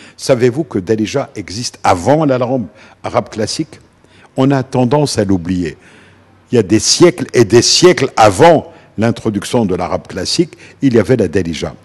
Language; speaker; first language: French; non-native, local second language; Arabic